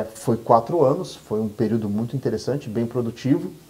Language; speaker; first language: Portuguese; native; Portuguese